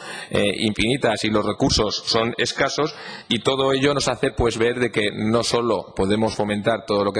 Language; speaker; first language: Spanish; native; Spanish